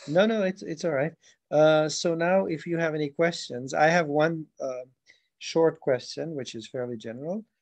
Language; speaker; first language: English; non-native, fluent; Albanian